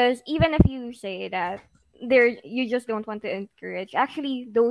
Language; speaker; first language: English; non-native, local second language; Filipino